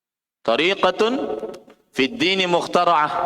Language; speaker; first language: Arabic; non-native, fluent; Indonesian